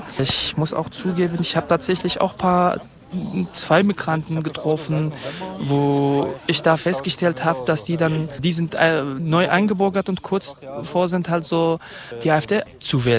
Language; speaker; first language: German; non-native, fluent; Kurdish